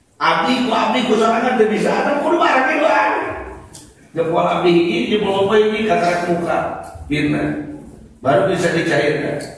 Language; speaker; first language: Malay; non-native, local second language; Sundanese